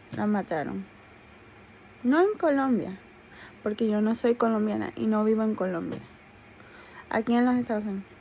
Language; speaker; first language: Spanish; native; Spanish